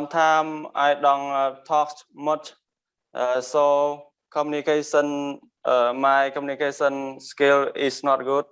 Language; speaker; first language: English; non-native, learner; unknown